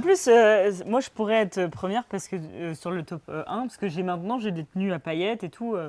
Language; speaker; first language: French; native; French